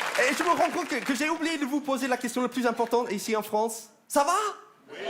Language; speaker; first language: French; non-native, fluent; English